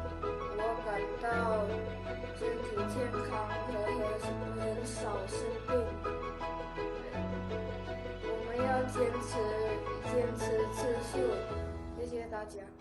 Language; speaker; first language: Chinese; non-native, local second language; Indonesian